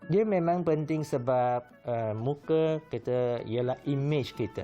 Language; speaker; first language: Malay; non-native, local second language; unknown